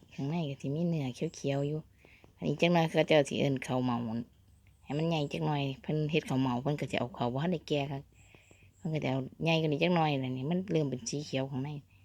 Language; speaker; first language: Thai; native; Thai